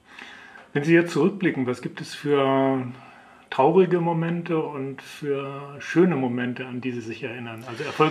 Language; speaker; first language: German; native; German